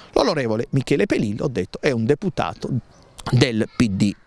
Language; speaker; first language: Italian; native; Italian